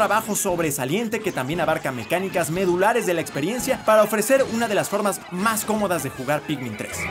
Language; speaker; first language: Spanish; native; Spanish